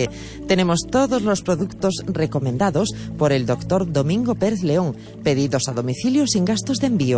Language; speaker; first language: Spanish; native; Spanish